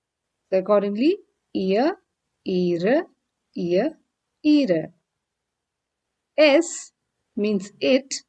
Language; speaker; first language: German; non-native, fluent; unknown